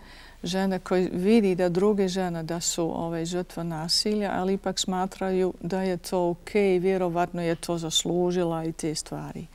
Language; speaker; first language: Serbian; non-native, fluent; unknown